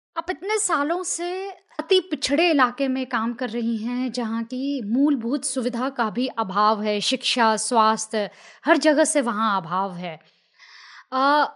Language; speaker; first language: Hindi; native; Hindi